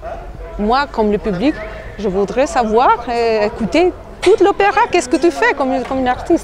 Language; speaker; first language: French; non-native, fluent; Albanian